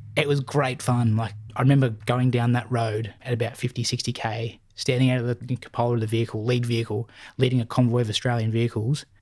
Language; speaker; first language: English; native; English